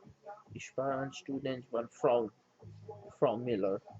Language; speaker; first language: German; non-native, learner; English